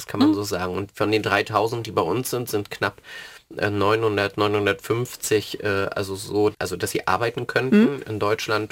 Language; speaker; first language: German; native; German